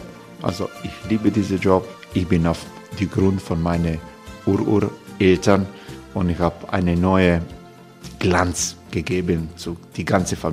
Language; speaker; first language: German; non-native, fluent; Croatian